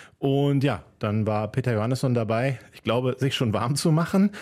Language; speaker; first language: German; native; German